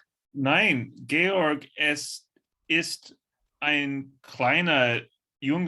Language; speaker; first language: German; non-native, learner; English